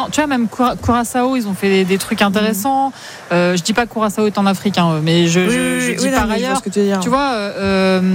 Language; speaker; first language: French; native; French